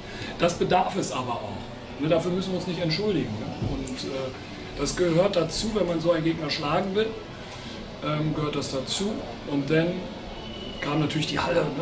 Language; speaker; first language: German; native; German